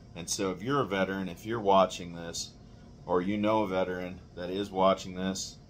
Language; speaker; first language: English; native; English